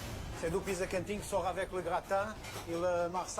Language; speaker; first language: French; non-native, fluent; Portuguese